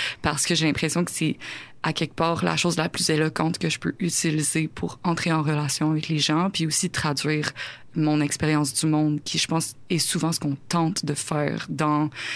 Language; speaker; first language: French; native; French